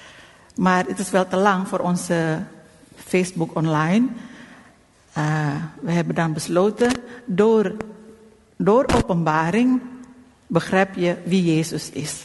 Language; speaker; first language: Dutch; non-native, fluent; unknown